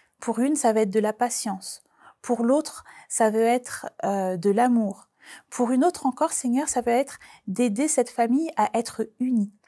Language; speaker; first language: French; native; French